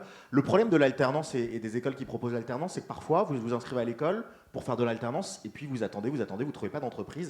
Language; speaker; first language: French; native; French